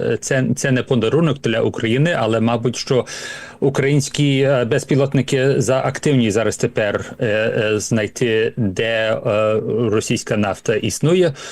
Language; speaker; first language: Ukrainian; early bilingual, heritage; Ukrainian